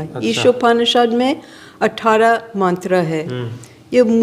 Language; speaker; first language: Hindi; non-native, fluent; English